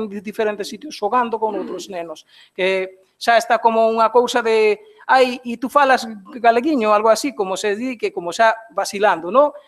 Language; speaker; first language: Galician; non-native, fluent; Bangla